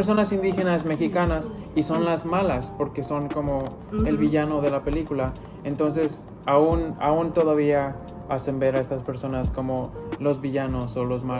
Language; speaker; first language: Spanish; early bilingual, other home language; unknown